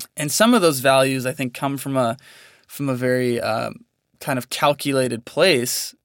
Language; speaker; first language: English; native; English